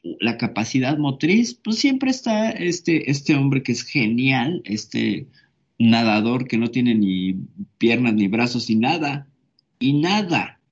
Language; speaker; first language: Spanish; native; Spanish